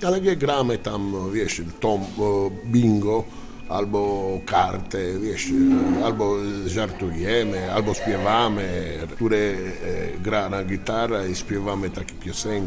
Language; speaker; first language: Polish; non-native, learner; Italian